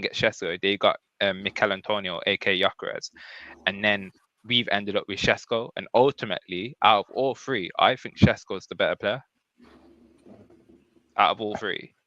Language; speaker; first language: English; native; English